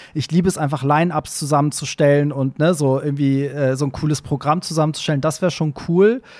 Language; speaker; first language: German; native; German